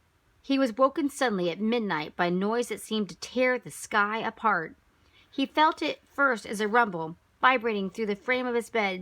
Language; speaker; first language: English; native; English